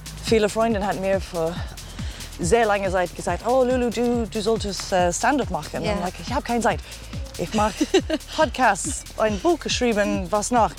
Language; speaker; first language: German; non-native, learner; English